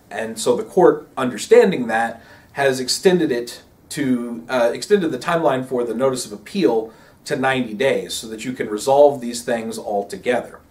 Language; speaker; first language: English; native; English